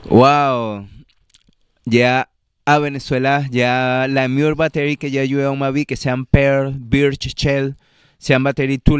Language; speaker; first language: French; non-native, learner; Spanish